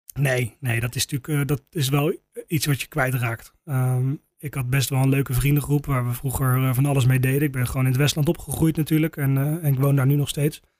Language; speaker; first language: Dutch; native; Dutch